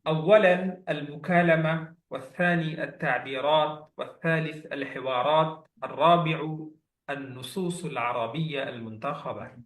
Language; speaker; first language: Arabic; non-native, fluent; Bangla